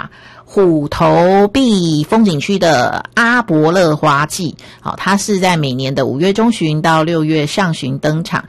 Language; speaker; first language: Chinese; native; Chinese